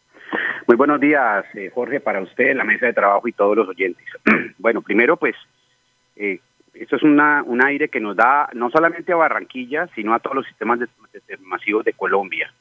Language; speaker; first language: Spanish; native; Spanish